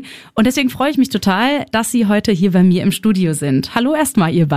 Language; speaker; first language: German; native; German